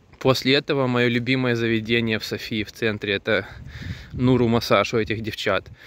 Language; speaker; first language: Russian; native; Russian